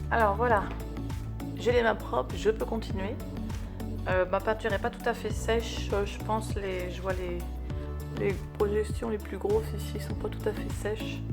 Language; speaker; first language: French; native; French